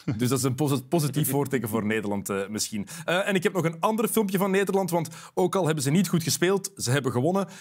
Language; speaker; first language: Dutch; native; Dutch